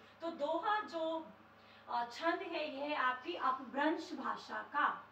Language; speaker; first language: Hindi; native; Hindi